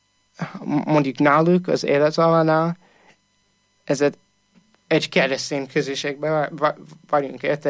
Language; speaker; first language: Hungarian; non-native, fluent; English